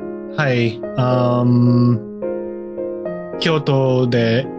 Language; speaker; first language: Japanese; non-native, learner; English